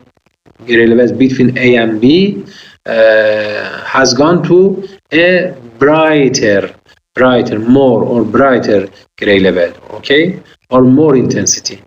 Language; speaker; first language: English; non-native, fluent; Persian